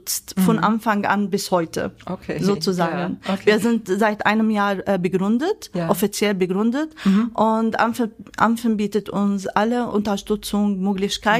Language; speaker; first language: German; non-native, fluent; Arabic